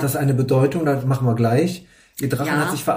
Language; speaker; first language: German; native; German